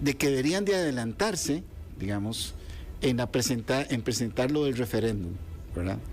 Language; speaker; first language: Spanish; native; Spanish